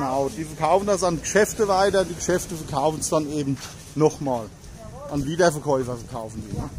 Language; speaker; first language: German; native; German